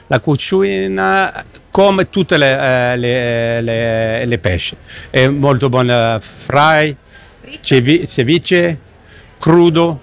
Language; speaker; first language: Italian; non-native, learner; French